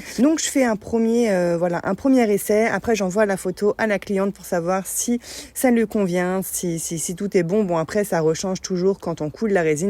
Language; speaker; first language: French; native; French